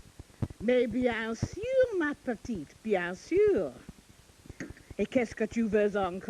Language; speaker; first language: French; non-native, fluent; English